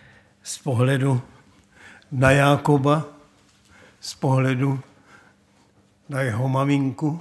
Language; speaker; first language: Czech; native; Czech